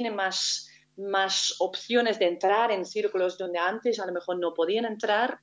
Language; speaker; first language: Spanish; non-native, fluent; Dutch